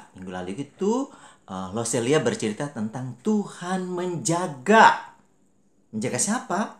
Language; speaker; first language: Malay; native; Malay